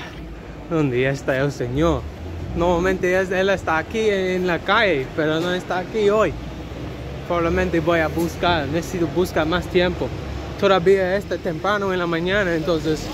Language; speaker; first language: Spanish; non-native, learner; English